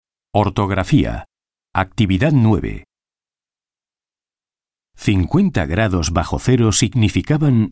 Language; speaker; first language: Spanish; native; Spanish